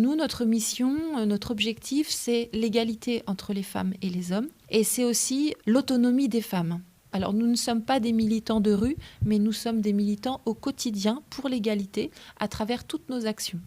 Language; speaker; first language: French; native; French